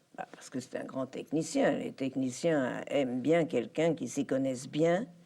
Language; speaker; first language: French; early bilingual, other home language; Polish